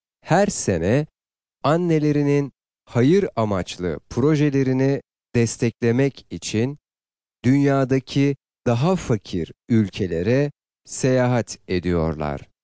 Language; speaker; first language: Turkish; native; Turkish